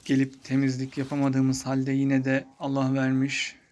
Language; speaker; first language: Turkish; native; Turkish